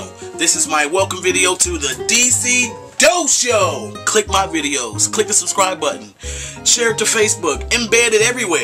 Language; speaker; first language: English; native; English